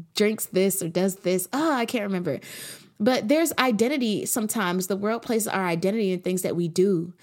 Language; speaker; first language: English; native; English